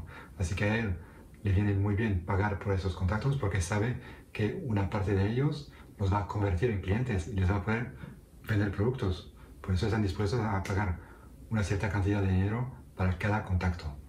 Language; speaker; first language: Spanish; non-native, fluent; French